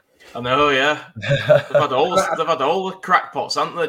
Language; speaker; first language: English; native; English